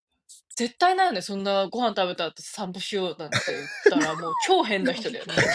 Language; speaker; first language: Japanese; native; Japanese